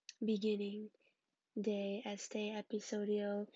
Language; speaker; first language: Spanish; non-native, learner; English